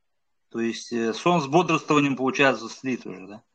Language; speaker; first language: Russian; native; Russian